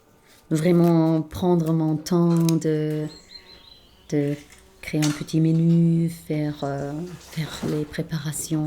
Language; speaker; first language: French; non-native, fluent; German